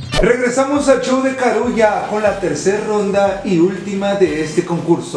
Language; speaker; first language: Spanish; native; Spanish